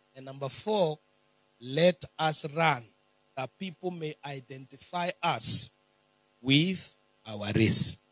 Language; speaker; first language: English; non-native, local second language; Swahili